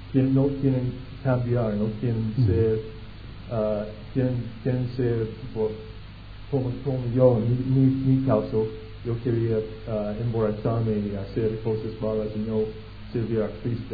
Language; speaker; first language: Spanish; non-native, fluent; English